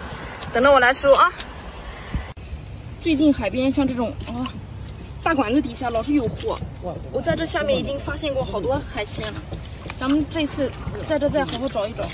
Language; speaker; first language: Chinese; native; Chinese